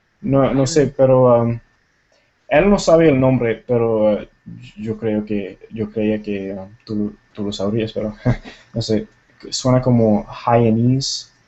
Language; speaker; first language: Spanish; non-native, fluent; Tamil